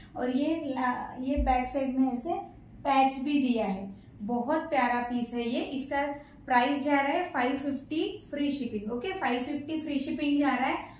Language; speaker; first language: Hindi; non-native, local second language; Marathi